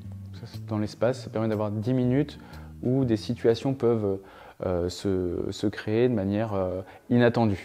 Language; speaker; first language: French; native; French